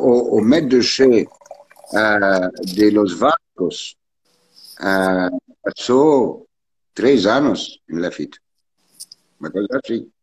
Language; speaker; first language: Portuguese; non-native, learner; French